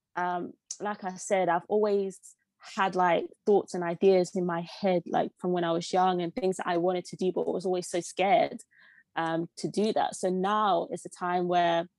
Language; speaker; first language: English; early bilingual, other home language; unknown